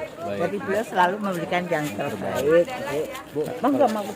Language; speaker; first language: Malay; non-native, local second language; Javanese